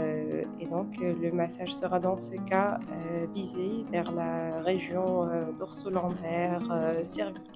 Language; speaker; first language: French; non-native, local second language; Arabic